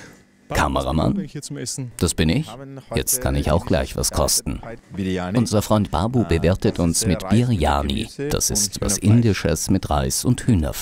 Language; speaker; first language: German; native; German